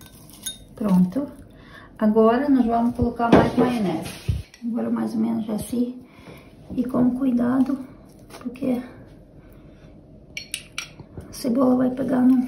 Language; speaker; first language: Portuguese; non-native, learner; Ukrainian